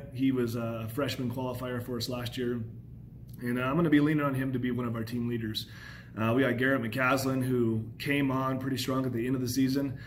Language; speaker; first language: English; native; English